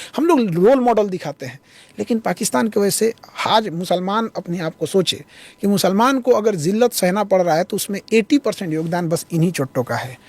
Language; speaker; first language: Hindi; native; Hindi